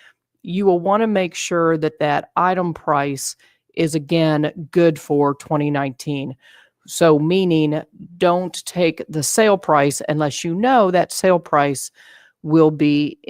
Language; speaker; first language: English; native; English